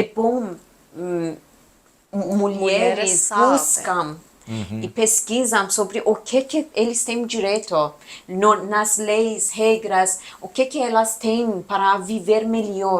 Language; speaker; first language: Portuguese; non-native, learner; Persian